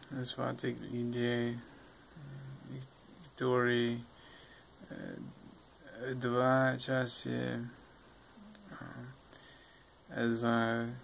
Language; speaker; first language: Russian; non-native, learner; English